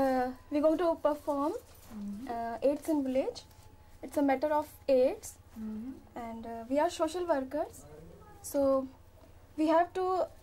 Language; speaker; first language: English; non-native, learner; Hindi